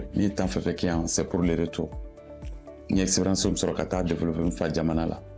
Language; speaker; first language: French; non-native, local second language; Bambara